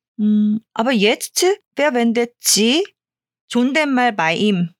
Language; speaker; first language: German; non-native, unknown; Korean